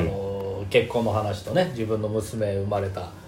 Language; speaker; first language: Japanese; native; Japanese